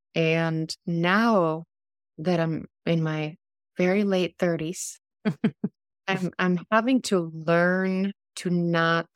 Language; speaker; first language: English; non-native, fluent; German